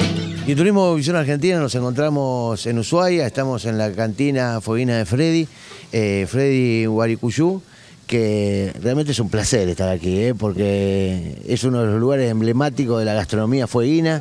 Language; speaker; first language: Spanish; native; Spanish